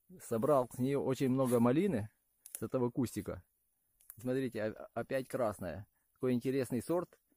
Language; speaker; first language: Russian; non-native, local second language; Ukrainian